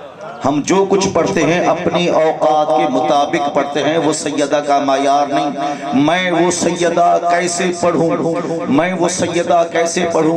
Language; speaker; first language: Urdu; non-native, local second language; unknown